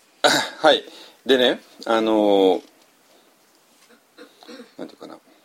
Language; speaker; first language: Japanese; native; Japanese